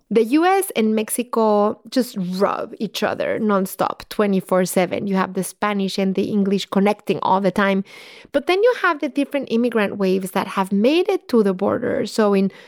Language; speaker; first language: English; non-native, fluent; Spanish